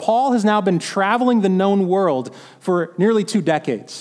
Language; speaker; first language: English; native; English